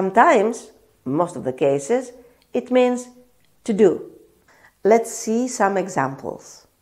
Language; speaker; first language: English; non-native, fluent; Greek